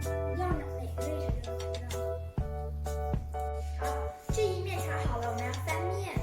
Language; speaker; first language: Chinese; early bilingual, heritage; Chinese